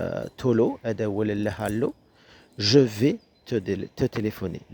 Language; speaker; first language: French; non-native, fluent; Amharic